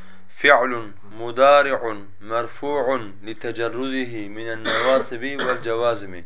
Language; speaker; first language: Arabic; non-native, fluent; Turkish